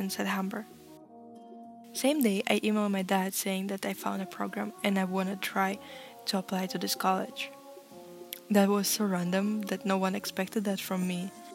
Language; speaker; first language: English; non-native, fluent; Russian